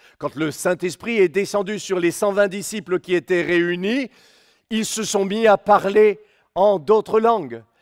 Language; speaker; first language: French; native; French